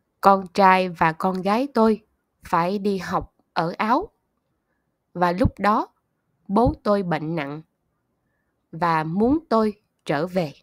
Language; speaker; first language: Vietnamese; non-native, learner; German